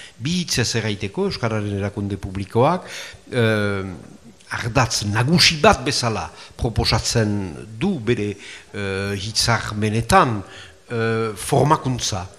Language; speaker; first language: Basque; native; Basque